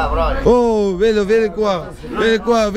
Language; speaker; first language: Italian; non-native, learner; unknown